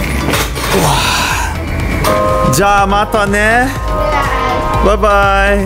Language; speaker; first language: Japanese; non-native, learner; English